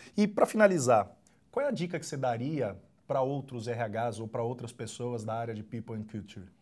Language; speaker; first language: Portuguese; native; Portuguese